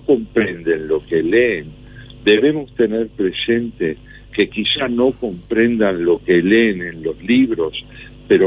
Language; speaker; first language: Spanish; native; Spanish